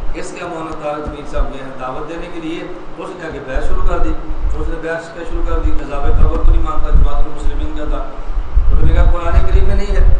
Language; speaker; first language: Urdu; non-native, local second language; Punjabi